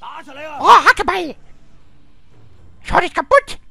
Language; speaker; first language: German; native; German